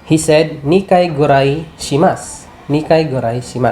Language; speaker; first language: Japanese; non-native, fluent; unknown